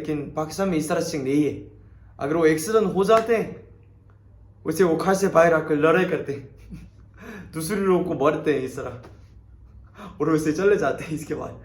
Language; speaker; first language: Hindi; non-native, learner; Korean